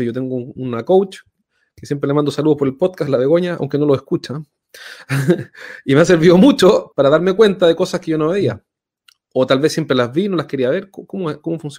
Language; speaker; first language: Spanish; native; Spanish